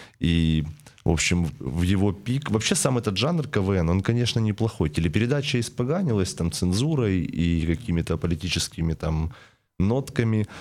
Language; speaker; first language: Russian; native; Russian